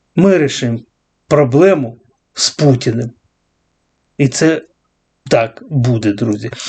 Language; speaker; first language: Ukrainian; non-native, local second language; Russian